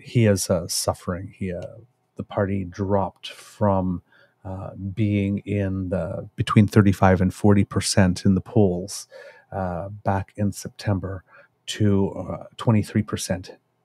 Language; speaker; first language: English; native; English